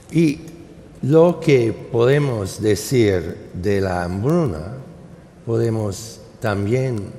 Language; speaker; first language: Spanish; non-native, fluent; English